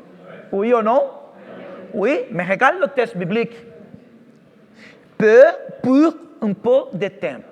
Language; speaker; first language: French; non-native, fluent; Portuguese